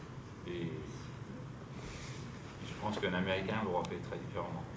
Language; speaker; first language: French; non-native, fluent; Danish